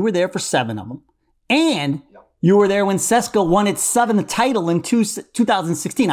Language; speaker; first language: English; native; English